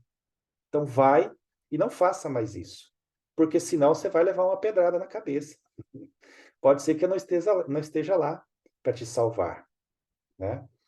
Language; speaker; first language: Portuguese; native; Portuguese